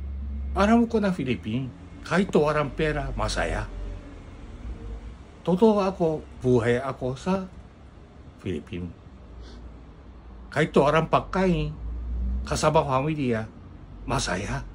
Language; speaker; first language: Filipino; non-native, learner; Japanese